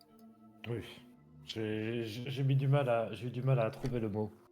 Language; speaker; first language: French; native; French